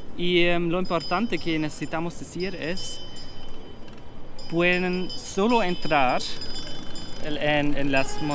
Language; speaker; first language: Spanish; non-native, learner; German